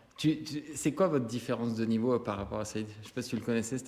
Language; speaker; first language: French; native; French